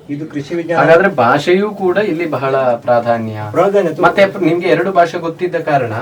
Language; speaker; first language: Kannada; non-native, local second language; Malayalam